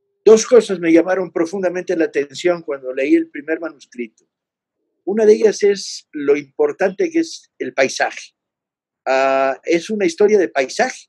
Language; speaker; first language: Spanish; native; Spanish